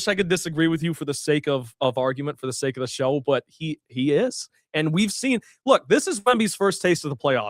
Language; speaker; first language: English; native; English